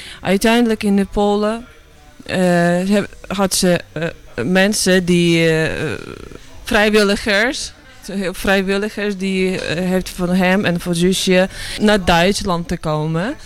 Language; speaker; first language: Dutch; non-native, learner; Ukrainian